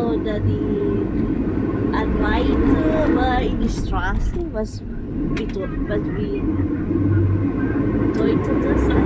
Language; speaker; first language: German; non-native, learner; Filipino